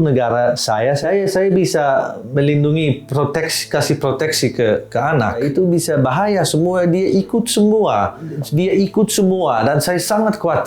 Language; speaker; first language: Indonesian; non-native, fluent; Dutch